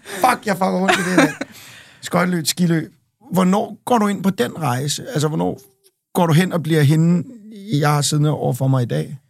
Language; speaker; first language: Danish; native; Danish